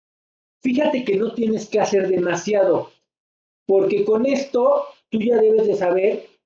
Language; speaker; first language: Spanish; native; Spanish